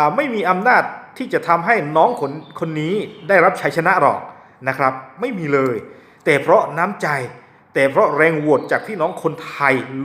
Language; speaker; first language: Thai; non-native, local second language; S'gaw Karen